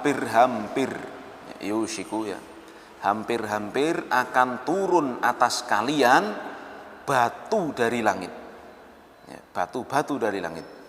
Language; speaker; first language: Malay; non-native, local second language; Javanese